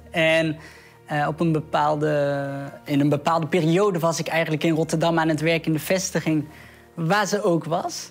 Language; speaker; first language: Dutch; early bilingual, other home language; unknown